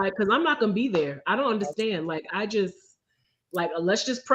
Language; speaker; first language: English; native; English